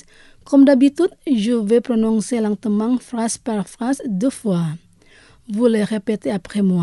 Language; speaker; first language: French; non-native, fluent; Indonesian